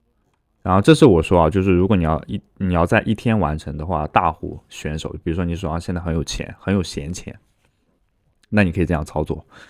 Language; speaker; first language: Chinese; native; Chinese